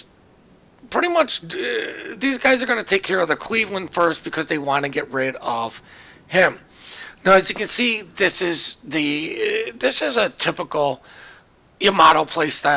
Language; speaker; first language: English; native; English